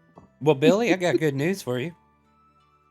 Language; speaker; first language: English; native; English